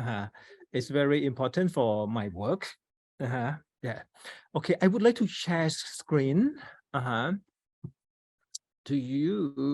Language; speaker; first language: English; non-native, fluent; Thai